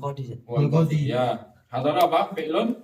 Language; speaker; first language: Arabic; non-native, fluent; Indonesian